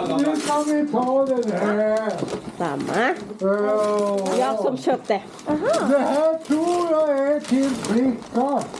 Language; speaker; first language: Swedish; non-native, learner; Thai